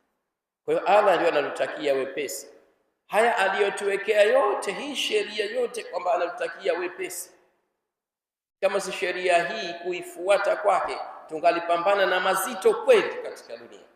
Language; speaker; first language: Swahili; native; Swahili